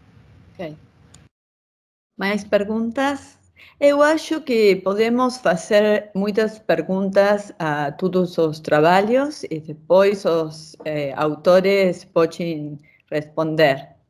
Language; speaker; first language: Portuguese; non-native, fluent; Spanish